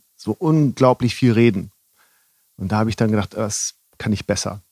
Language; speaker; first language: German; native; German